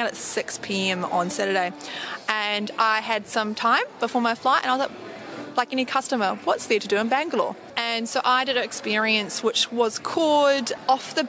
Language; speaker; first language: English; native; English